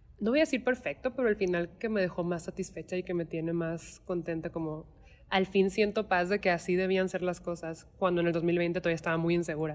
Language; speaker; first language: Spanish; native; Spanish